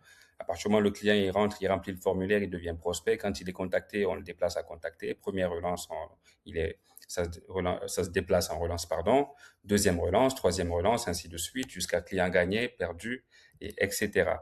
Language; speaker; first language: French; native; French